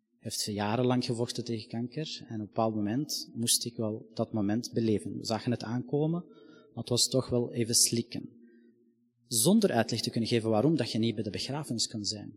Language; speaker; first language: Dutch; non-native, fluent; Arabic